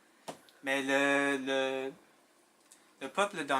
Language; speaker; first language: French; non-native, local second language; English